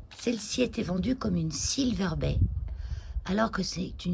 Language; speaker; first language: French; native; French